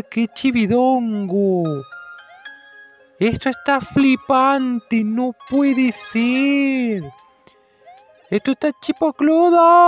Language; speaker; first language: Spanish; native; Spanish